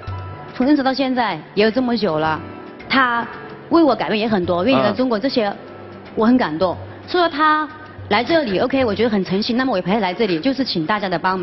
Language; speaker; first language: Chinese; native; Chinese